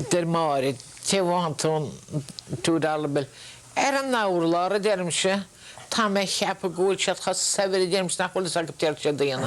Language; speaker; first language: Irish; native; Irish